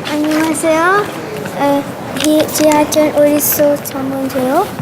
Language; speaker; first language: Korean; non-native, learner; Vietnamese